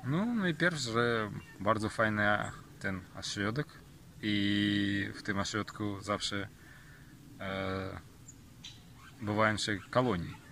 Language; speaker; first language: Polish; non-native, learner; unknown